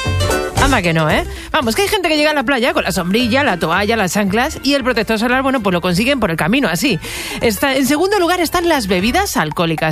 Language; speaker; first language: Spanish; native; Spanish